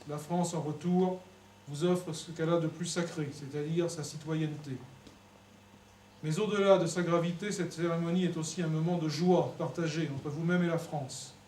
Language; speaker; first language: French; native; French